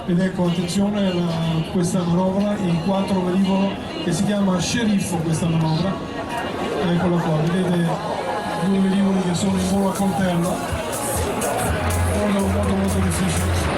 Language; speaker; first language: Italian; native; Italian